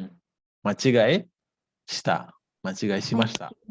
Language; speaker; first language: Japanese; non-native, fluent; Indonesian